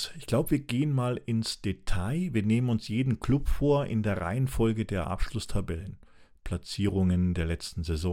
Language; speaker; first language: German; native; German